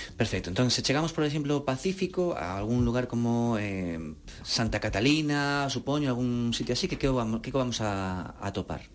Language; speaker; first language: Galician; native; Galician